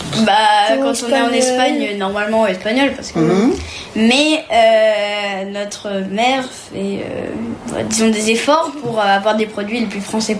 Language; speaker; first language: French; early bilingual, heritage; French